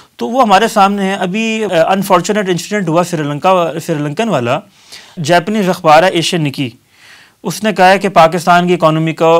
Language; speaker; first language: Urdu; native; Urdu